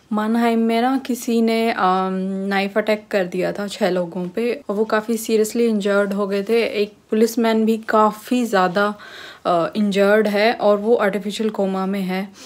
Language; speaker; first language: Hindi; native; Hindi